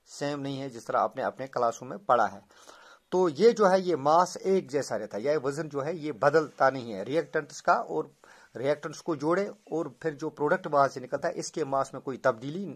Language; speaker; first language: Urdu; non-native, local second language; Kashmiri